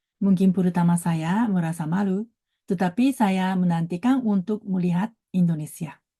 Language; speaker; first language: Indonesian; non-native, learner; Japanese